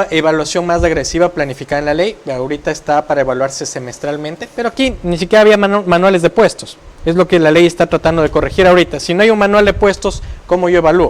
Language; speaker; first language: Spanish; native; Spanish